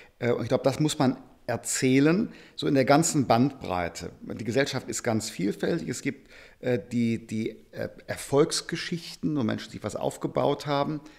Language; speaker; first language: German; native; German